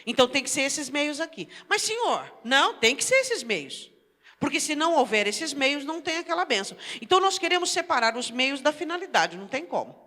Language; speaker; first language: Portuguese; native; Portuguese